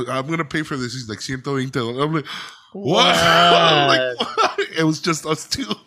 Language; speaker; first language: English; early bilingual, other home language; Spanish